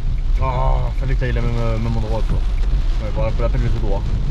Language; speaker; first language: French; native; French